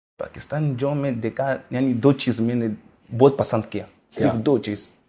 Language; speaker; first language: Urdu; non-native, learner; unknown